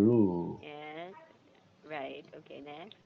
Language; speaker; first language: English; non-native, fluent; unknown